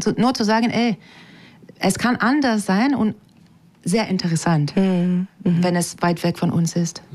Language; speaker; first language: German; non-native, fluent; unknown